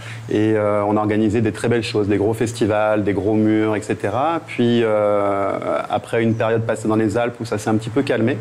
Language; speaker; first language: French; native; French